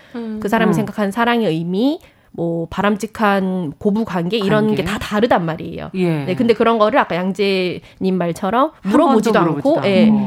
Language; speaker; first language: Korean; native; Korean